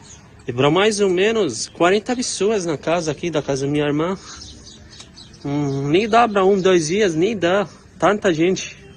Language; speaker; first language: Portuguese; non-native, fluent; Arabic